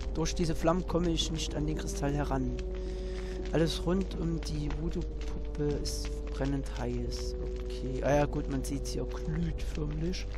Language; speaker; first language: German; native; German